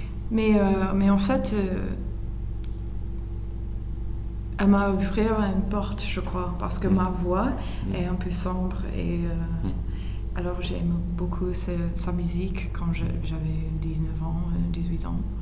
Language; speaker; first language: French; non-native, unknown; English